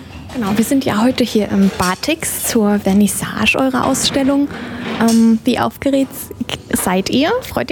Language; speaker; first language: German; native; German